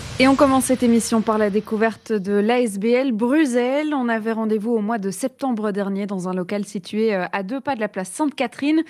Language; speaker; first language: French; native; French